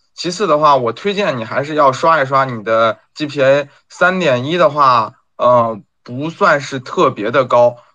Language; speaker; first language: Chinese; native; Chinese